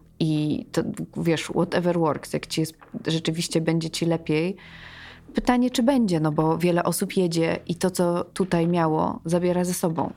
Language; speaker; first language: Polish; early bilingual, heritage; Polish